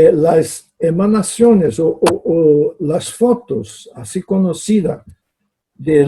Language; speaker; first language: Spanish; non-native, fluent; Portuguese